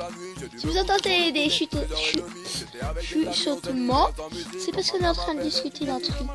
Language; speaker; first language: French; native; French